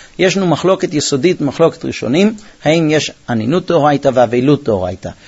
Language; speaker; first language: Hebrew; early bilingual, heritage; Hebrew